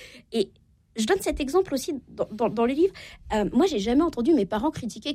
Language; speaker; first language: French; native; French